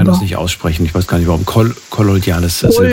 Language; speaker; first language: German; native; German